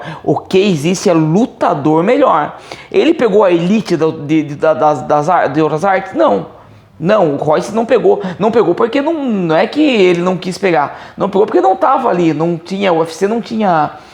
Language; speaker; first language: Portuguese; native; Portuguese